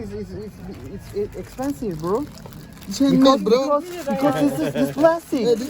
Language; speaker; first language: English; non-native, learner; Turkish